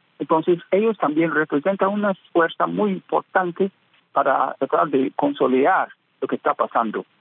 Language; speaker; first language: Spanish; non-native, fluent; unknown